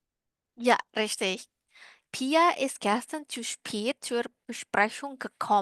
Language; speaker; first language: German; non-native, learner; Indonesian